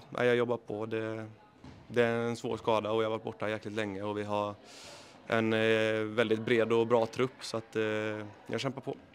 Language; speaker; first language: Swedish; native; Swedish